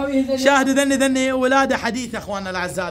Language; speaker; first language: Arabic; native; Arabic